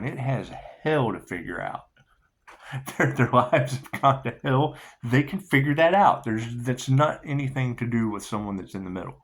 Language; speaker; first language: English; native; English